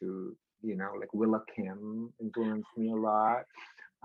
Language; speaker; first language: English; non-native, local second language; Filipino